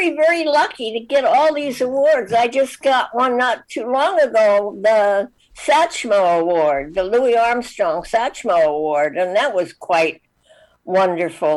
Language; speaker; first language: English; native; English